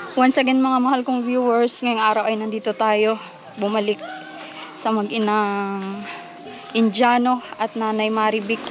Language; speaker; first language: Filipino; native; Filipino